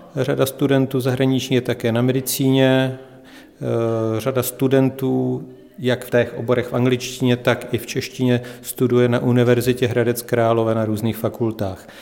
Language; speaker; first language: Czech; native; Czech